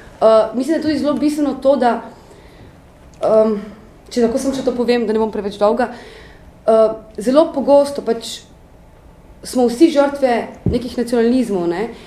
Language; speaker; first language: Slovenian; native; Slovenian